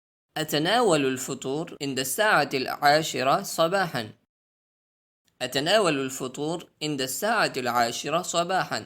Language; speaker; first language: Arabic; non-native, fluent; Urdu